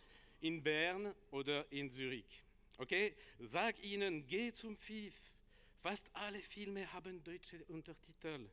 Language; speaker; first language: German; non-native, learner; French